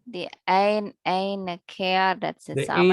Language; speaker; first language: Dutch; non-native, learner; Indonesian